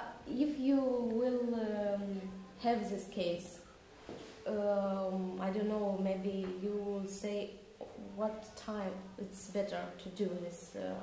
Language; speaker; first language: English; non-native, learner; Romanian